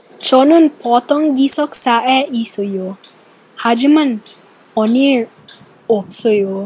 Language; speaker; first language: Korean; non-native, learner; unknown